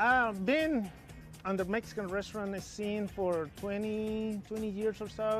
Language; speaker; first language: English; non-native, fluent; Spanish